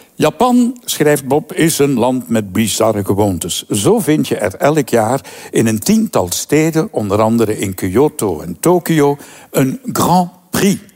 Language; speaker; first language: Dutch; native; Dutch